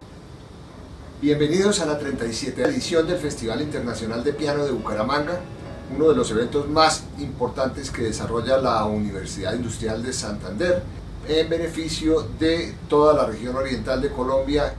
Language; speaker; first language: Spanish; native; Spanish